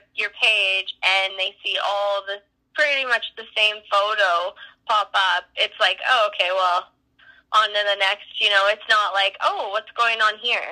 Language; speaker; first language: English; native; English